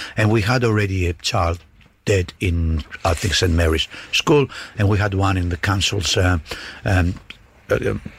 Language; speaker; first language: English; non-native, fluent; Greek